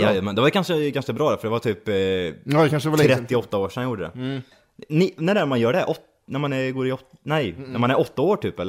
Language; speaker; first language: Swedish; native; Swedish